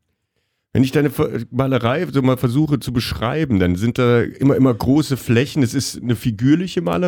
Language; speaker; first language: German; native; German